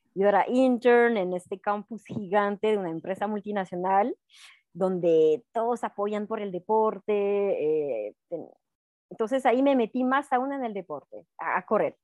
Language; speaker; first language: Spanish; non-native, fluent; French